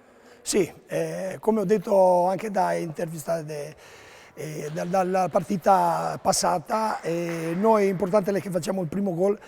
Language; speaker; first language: Italian; non-native, learner; Romanian